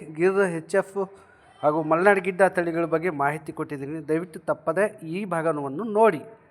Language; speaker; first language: Kannada; native; Kannada